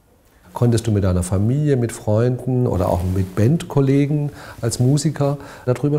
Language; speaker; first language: German; native; German